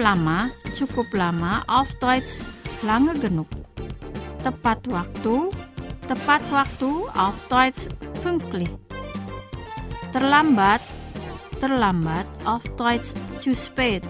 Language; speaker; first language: German; non-native, fluent; Indonesian